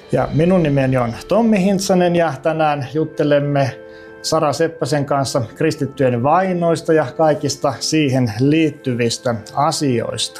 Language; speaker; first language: Finnish; native; Finnish